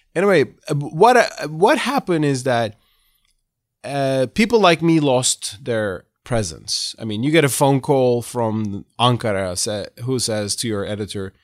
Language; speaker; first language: English; non-native, fluent; Turkish